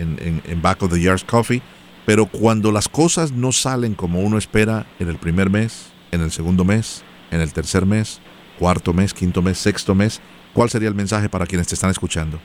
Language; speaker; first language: Spanish; native; Spanish